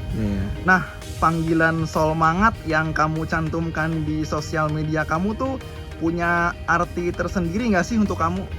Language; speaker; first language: Indonesian; native; Indonesian